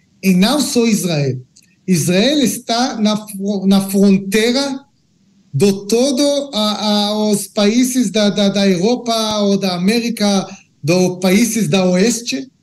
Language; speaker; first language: Portuguese; non-native, learner; Hebrew